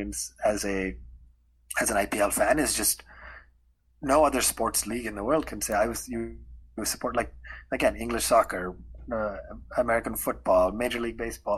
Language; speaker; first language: English; non-native, local second language; Hindi